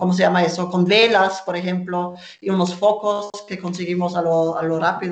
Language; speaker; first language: Spanish; non-native, fluent; German